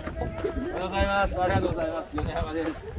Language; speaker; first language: Japanese; native; Japanese